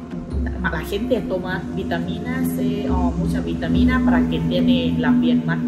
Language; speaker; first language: Spanish; non-native, learner; Thai